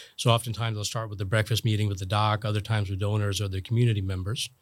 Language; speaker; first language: English; native; English